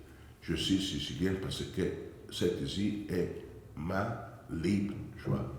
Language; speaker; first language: French; non-native, fluent; Italian